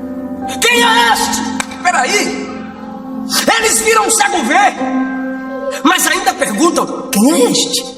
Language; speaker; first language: Portuguese; native; Portuguese